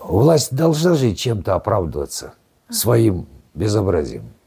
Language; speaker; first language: Russian; non-native, local second language; Kazakh